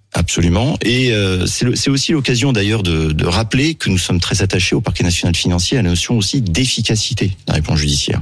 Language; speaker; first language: French; native; French